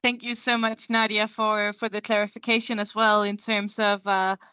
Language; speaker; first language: English; non-native, fluent; Danish